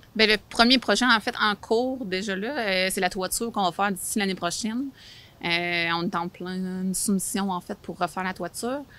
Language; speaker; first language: French; native; French